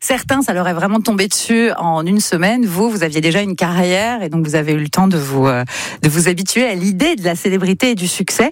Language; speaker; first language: French; native; French